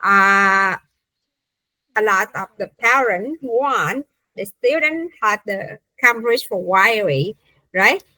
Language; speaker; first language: English; non-native, fluent; Vietnamese